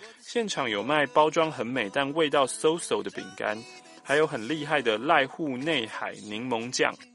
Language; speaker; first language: Chinese; native; Chinese